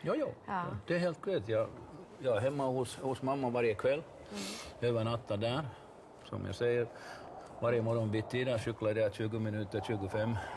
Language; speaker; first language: Swedish; non-native, local second language; Finnish